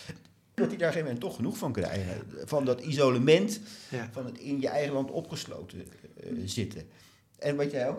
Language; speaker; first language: Dutch; native; Dutch